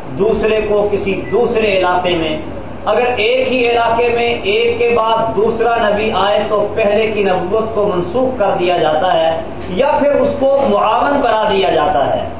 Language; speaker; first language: Urdu; non-native, local second language; Punjabi